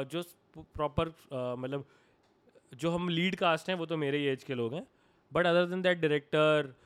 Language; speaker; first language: Hindi; native; Hindi